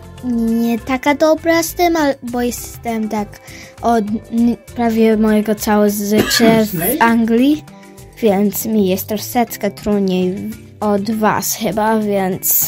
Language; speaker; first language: Polish; early bilingual, heritage; Polish